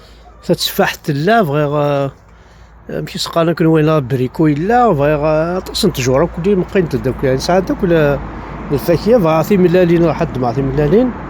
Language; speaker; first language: Arabic; native; Arabic